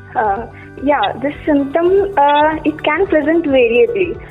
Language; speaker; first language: English; non-native, local second language; Kannada